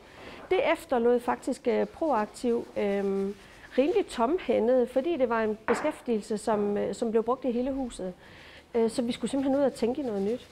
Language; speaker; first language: Danish; native; Danish